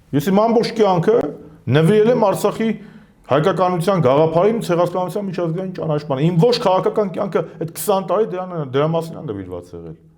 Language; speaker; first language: Armenian; native; Armenian